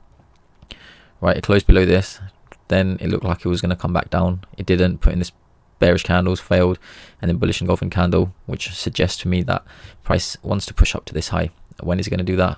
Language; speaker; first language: English; native; English